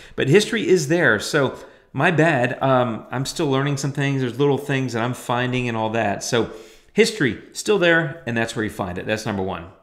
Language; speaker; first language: English; native; English